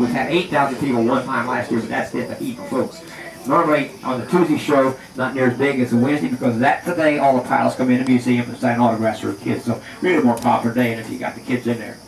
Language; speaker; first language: English; native; English